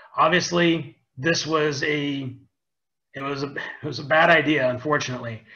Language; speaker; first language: English; native; English